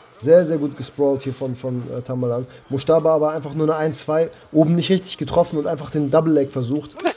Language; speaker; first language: German; early bilingual, other home language; Armenian